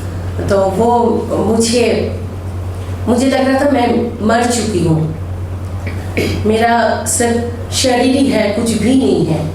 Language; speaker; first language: Hindi; non-native, local second language; Bangla